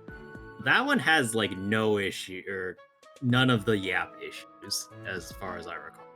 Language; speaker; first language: English; native; English